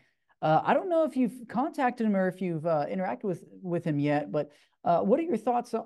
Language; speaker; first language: English; native; English